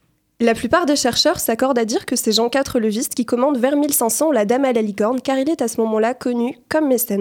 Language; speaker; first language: French; native; French